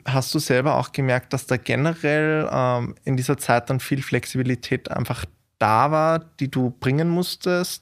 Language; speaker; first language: German; native; German